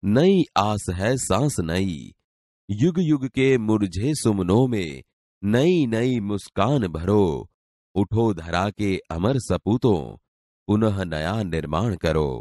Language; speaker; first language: Hindi; non-native, local second language; Gujarati